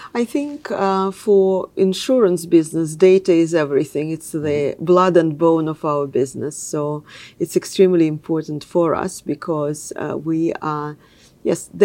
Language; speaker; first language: English; non-native, fluent; Russian